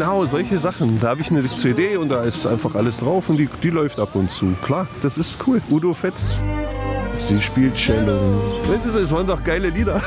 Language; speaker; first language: German; native; German